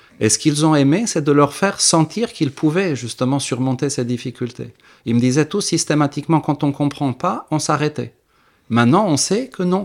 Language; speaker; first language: French; early bilingual, heritage; French